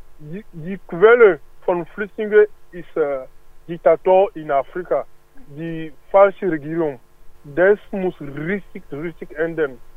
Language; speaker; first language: German; non-native, learner; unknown